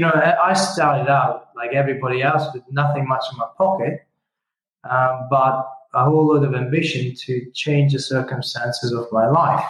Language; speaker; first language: English; non-native, fluent; Italian